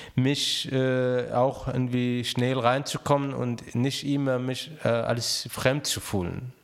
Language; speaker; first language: German; non-native, fluent; Arabic